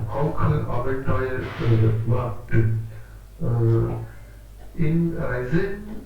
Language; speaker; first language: German; non-native, learner; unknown